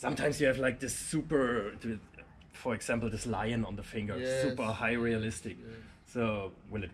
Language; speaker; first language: English; non-native, fluent; German